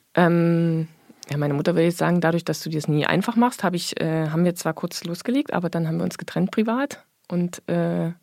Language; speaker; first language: German; native; German